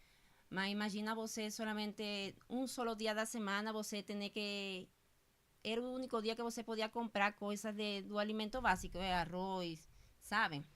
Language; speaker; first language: Portuguese; non-native, fluent; Spanish